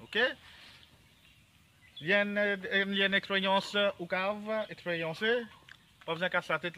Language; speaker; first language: French; non-native, local second language; Morisyen